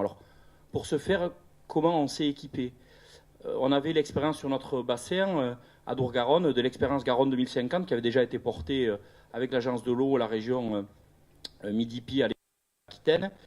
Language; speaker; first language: French; native; French